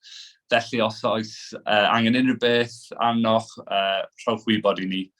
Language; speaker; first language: Welsh; non-native, local second language; English